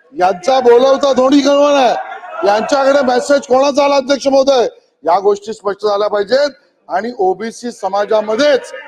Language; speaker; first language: Marathi; native; Marathi